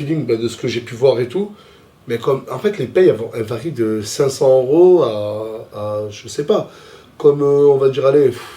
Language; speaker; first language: French; native; French